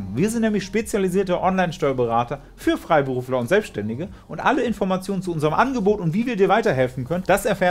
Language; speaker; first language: German; native; German